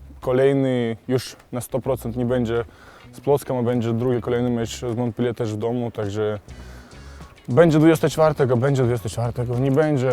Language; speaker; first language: Polish; non-native, fluent; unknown